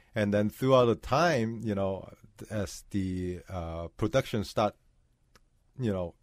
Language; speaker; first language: English; non-native, local second language; Cantonese